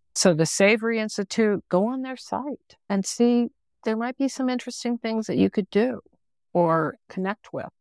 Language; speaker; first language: English; native; English